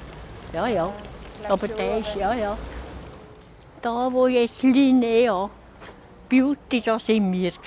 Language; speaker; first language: German; native; German